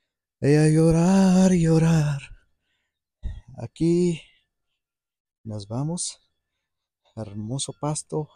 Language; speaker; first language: Spanish; non-native, fluent; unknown